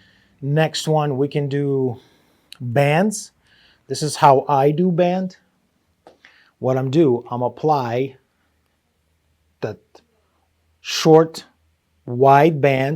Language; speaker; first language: English; non-native, fluent; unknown